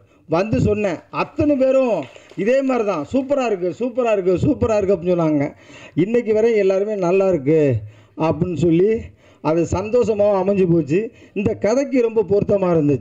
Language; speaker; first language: Tamil; native; Tamil